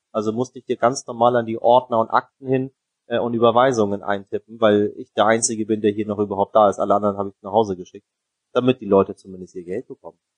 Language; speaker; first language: German; early bilingual, other home language; Persian